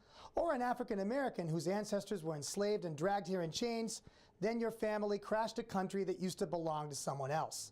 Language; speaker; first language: English; native; English